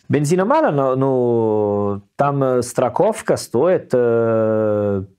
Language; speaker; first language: Russian; non-native, learner; Italian